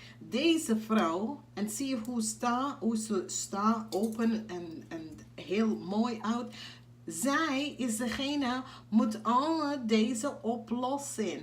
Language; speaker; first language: Dutch; non-native, fluent; English